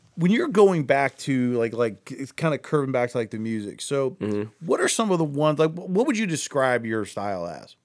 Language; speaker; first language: English; native; English